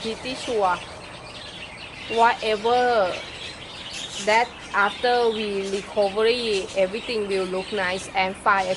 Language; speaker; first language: English; non-native, fluent; Thai